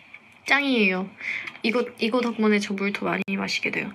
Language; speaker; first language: Korean; non-native, fluent; English